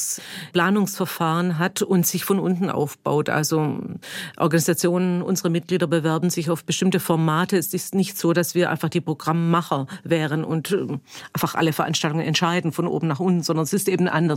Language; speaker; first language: German; native; German